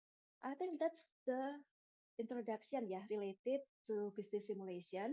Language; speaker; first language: English; non-native, fluent; Indonesian